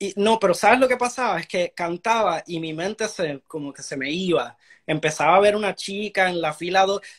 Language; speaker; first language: Spanish; early bilingual, heritage; Spanish